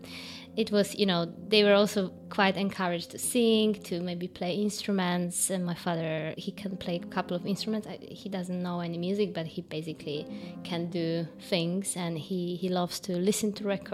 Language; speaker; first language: English; non-native, fluent; Polish